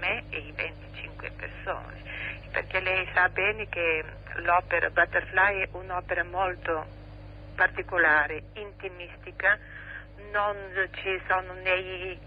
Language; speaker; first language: Italian; non-native, fluent; Bulgarian